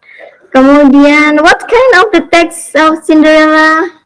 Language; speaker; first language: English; non-native, learner; Indonesian